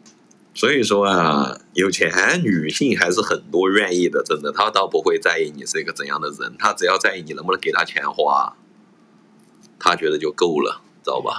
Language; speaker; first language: Chinese; native; Chinese